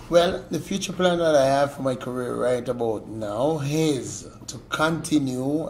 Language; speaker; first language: English; native; English